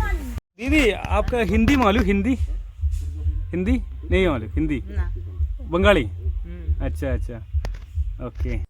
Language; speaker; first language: Hindi; non-native, local second language; Malayalam